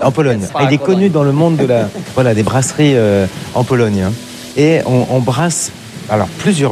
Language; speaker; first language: French; native; French